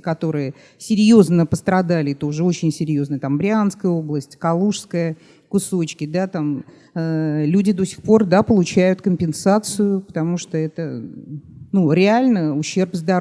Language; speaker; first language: Russian; native; Russian